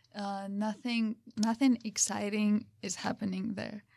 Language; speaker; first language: English; non-native, fluent; Georgian